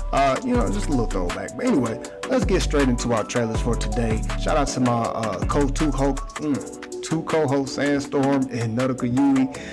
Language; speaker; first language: English; native; English